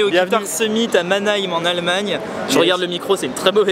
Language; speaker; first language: French; native; French